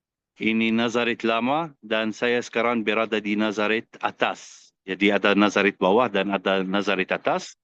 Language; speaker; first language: Indonesian; non-native, fluent; Arabic